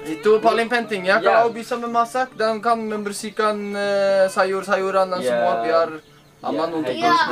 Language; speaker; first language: Indonesian; non-native, fluent; Norwegian